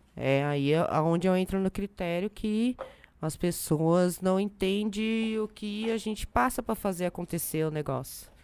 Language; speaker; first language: Portuguese; native; Portuguese